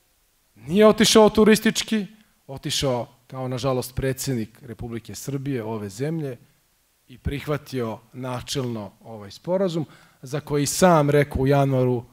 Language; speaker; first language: Croatian; native; Croatian